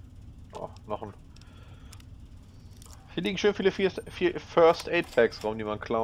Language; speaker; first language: German; native; German